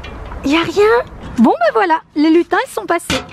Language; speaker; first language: French; native; French